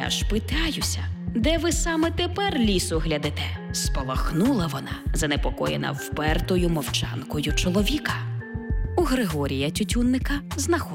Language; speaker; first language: Ukrainian; native; Ukrainian